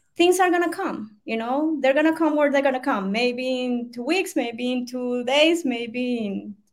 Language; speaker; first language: English; non-native, fluent; Spanish